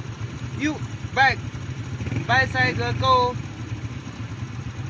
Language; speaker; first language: English; non-native, learner; Chinese